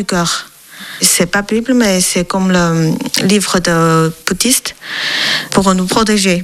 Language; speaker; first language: French; non-native, learner; Chinese